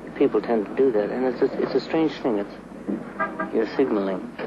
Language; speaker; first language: English; native; English